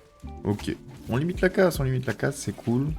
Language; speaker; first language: French; native; French